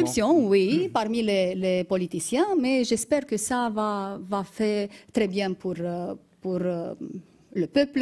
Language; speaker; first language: French; non-native, fluent; Romanian